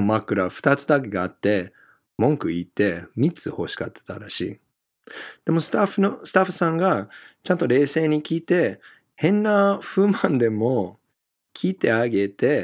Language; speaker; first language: Japanese; non-native, fluent; English